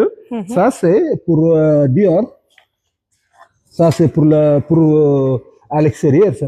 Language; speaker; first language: French; non-native, local second language; Wolof